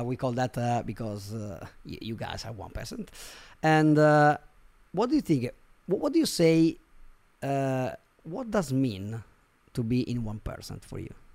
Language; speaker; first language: English; non-native, fluent; Italian